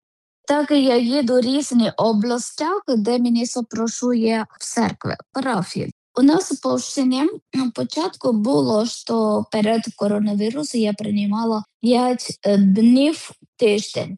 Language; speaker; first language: Ukrainian; non-native, learner; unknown